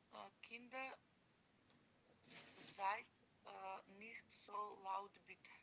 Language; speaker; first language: German; non-native, learner; Macedonian